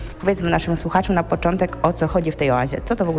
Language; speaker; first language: Polish; native; Polish